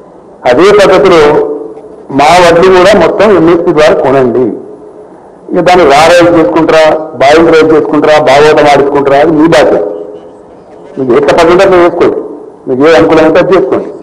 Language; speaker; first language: Telugu; native; Telugu